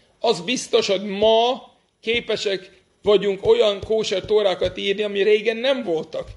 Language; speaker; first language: Hungarian; non-native, fluent; English